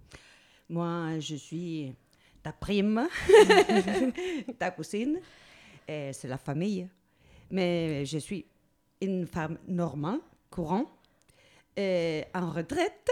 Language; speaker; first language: French; non-native, learner; Spanish